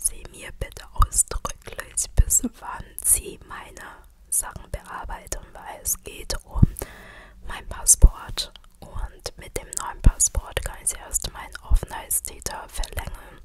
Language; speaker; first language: German; non-native, fluent; Chinese